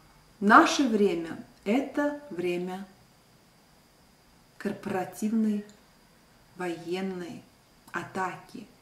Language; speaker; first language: Russian; non-native, local second language; Latvian